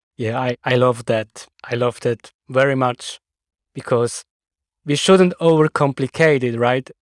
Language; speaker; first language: English; non-native, fluent; Swiss German